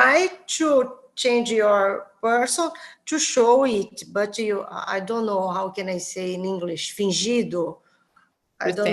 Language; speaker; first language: English; non-native, learner; Portuguese